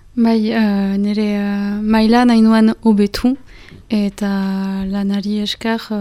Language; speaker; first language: Basque; non-native, local second language; French